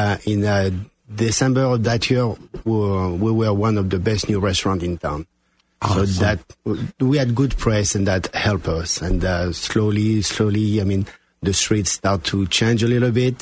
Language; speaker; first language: English; non-native, fluent; French